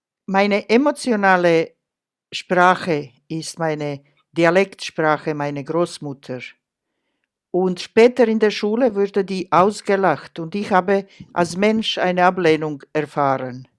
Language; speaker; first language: German; non-native, fluent; Croatian